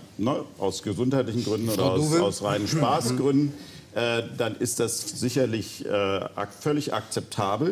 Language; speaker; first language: German; native; German